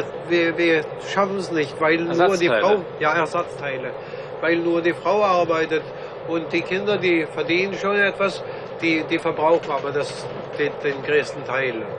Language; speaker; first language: German; non-native, fluent; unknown